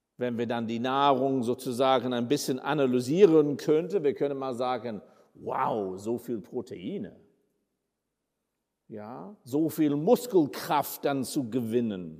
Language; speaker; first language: German; non-native, fluent; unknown